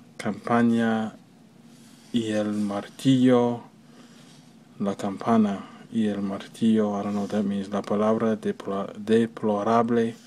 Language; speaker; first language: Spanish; non-native, learner; English